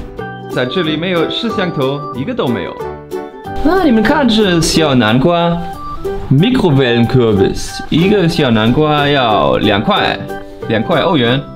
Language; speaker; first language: Chinese; non-native, fluent; German